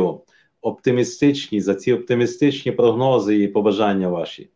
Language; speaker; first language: Ukrainian; native; Ukrainian